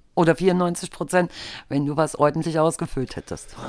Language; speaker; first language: German; native; German